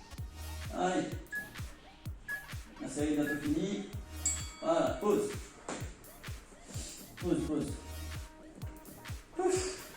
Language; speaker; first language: French; native; French